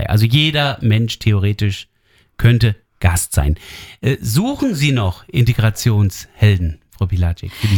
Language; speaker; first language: German; native; German